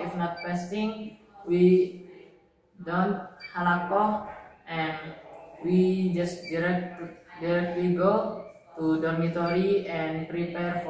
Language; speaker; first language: English; non-native, learner; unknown